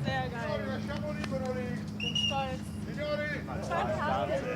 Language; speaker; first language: German; non-native, learner; Italian